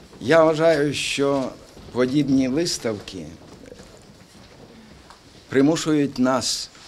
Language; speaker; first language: Ukrainian; native; Ukrainian